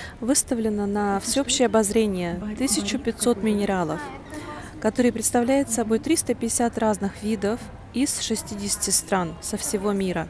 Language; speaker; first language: Russian; native; Russian